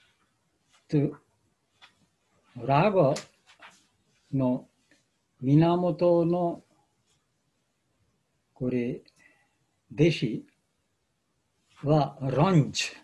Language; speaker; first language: Japanese; non-native, fluent; Bangla